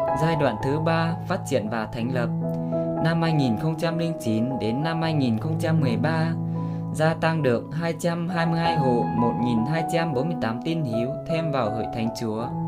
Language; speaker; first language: Vietnamese; non-native, local second language; Iu Mien